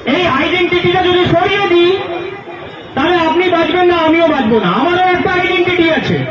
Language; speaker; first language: Bangla; non-native, local second language; Hindi